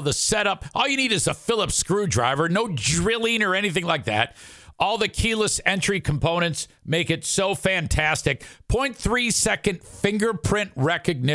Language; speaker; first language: English; native; English